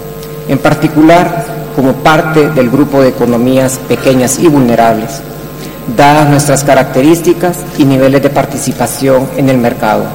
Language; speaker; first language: Spanish; native; Spanish